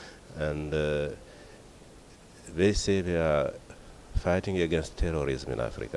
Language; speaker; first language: English; non-native, learner; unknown